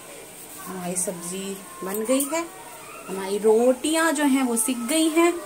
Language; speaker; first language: Hindi; native; Hindi